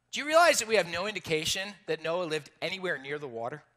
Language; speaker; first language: English; native; English